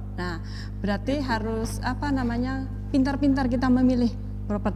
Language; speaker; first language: Indonesian; native; Indonesian